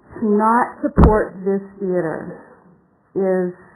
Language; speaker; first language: English; native; English